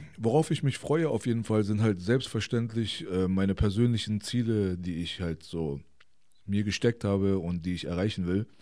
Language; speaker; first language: German; early bilingual, other home language; Persian